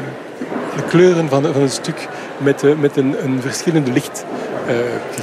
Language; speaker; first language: Dutch; non-native, local second language; French